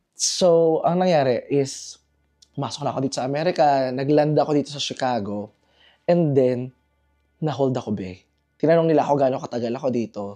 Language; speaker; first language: Filipino; native; Filipino